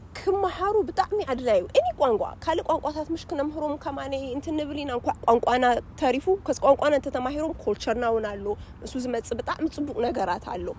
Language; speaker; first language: Tigrinya; early bilingual, heritage; Tigrinya